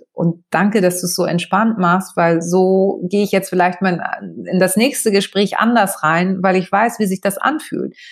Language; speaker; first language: German; early bilingual, other home language; Greek